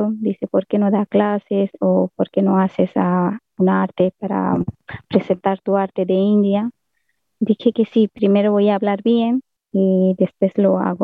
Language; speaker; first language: Spanish; non-native, learner; Hindi